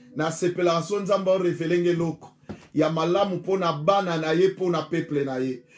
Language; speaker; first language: French; non-native, local second language; Lingala